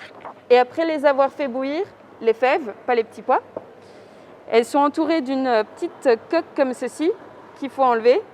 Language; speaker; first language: French; native; French